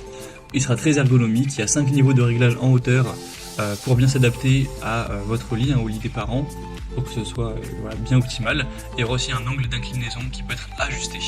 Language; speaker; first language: French; native; French